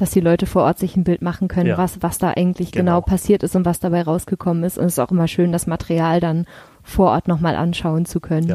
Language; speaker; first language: German; native; German